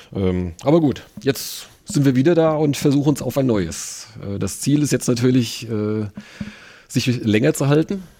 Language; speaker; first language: German; native; German